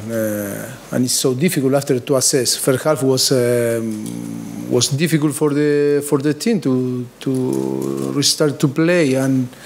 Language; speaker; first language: English; non-native, fluent; Spanish